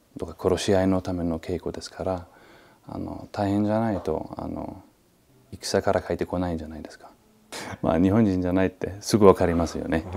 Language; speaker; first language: Japanese; non-native, fluent; Italian